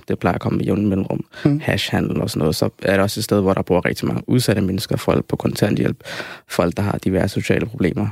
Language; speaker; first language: Danish; early bilingual, other home language; Somali